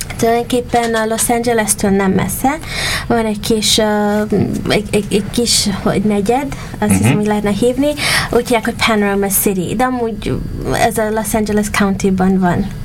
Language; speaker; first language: Hungarian; early bilingual, heritage; Spanish